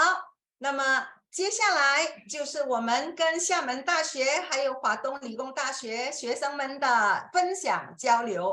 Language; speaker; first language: Chinese; non-native, fluent; Indonesian